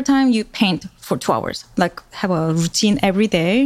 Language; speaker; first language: English; non-native, fluent; Korean